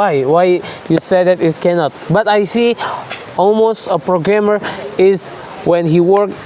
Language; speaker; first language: English; non-native, learner; Indonesian